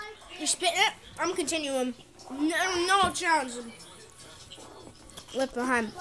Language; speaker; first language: English; native; English